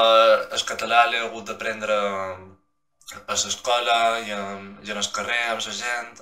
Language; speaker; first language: Catalan; non-native, local second language; Spanish